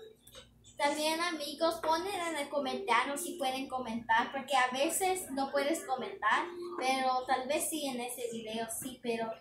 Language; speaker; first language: Spanish; early bilingual, heritage; Spanish